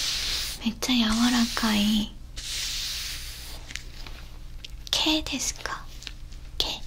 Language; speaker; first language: Japanese; non-native, learner; Korean